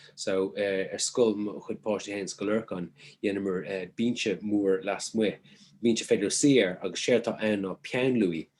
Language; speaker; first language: Irish; native; Irish